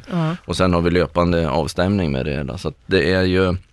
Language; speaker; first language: Swedish; native; Swedish